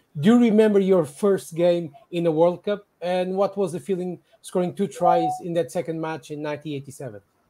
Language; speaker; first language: English; non-native, fluent; Portuguese